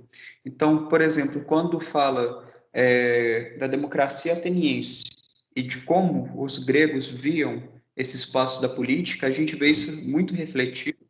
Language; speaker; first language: Portuguese; native; Portuguese